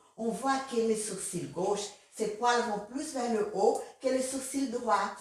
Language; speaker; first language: French; non-native, fluent; Portuguese